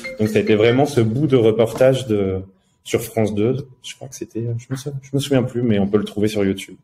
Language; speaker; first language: French; native; French